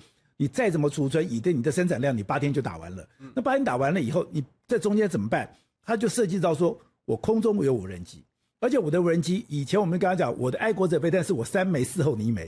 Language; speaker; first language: Chinese; native; Chinese